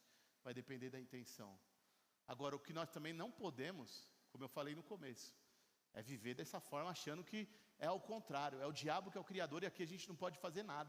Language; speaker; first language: Portuguese; native; Portuguese